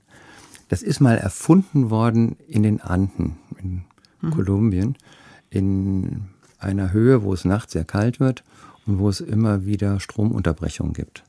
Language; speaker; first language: German; native; German